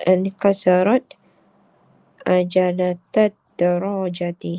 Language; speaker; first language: Arabic; non-native, learner; Malay